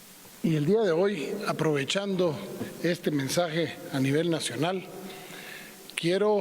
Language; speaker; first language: Spanish; native; Spanish